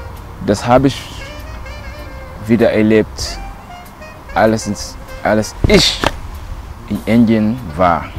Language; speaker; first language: German; non-native, local second language; Wolof